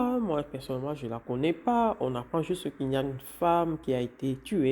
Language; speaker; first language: French; non-native, local second language; Lingala